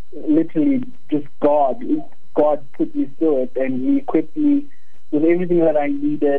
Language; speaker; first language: English; non-native, local second language; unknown